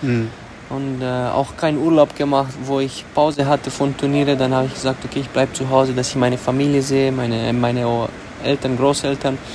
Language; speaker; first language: German; early bilingual, other home language; Romanian